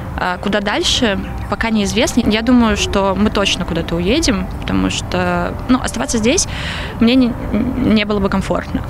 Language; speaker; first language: Russian; native; Russian